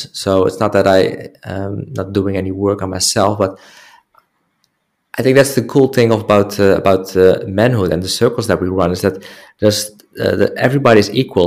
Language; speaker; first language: English; non-native, fluent; Dutch